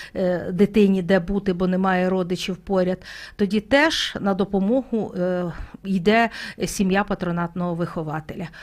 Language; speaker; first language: Ukrainian; native; Ukrainian